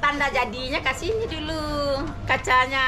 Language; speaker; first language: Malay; non-native, local second language; Minangkabau